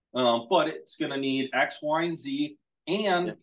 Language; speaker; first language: English; native; English